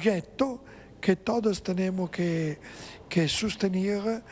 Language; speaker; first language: Spanish; non-native, fluent; Italian